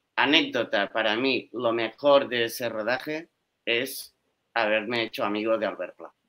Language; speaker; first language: Spanish; native; Spanish